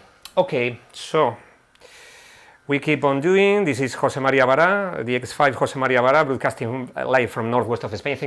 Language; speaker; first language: English; non-native, fluent; Spanish